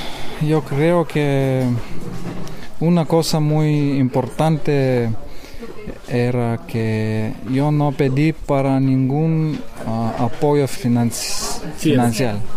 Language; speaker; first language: Spanish; non-native, learner; Lithuanian